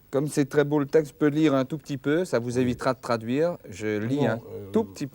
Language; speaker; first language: French; native; French